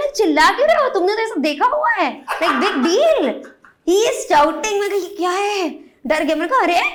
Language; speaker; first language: Hindi; native; Hindi